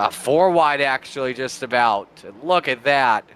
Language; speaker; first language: English; native; English